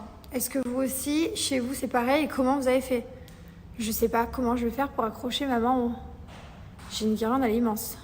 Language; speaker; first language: French; native; French